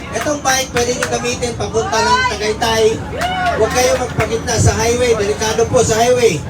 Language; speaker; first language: Filipino; non-native, local second language; Cebuano